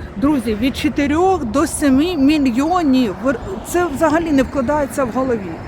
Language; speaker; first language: Ukrainian; native; Ukrainian